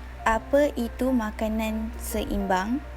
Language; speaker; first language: Malay; native; Malay